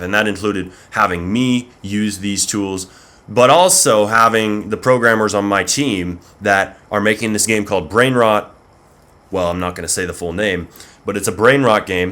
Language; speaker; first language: English; native; English